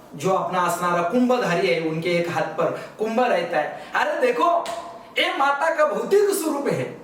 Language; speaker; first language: Hindi; non-native, local second language; Marathi